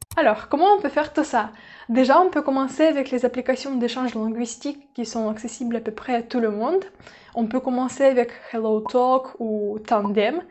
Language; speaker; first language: French; non-native, fluent; Russian